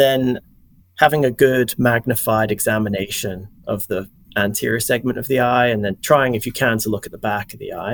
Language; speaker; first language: English; native; English